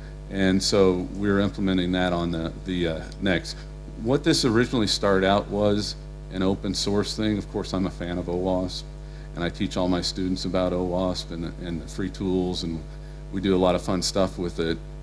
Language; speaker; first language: English; native; English